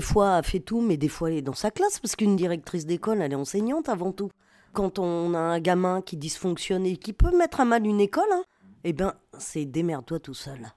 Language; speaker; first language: French; native; French